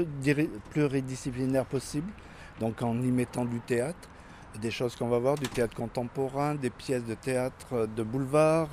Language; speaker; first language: French; native; French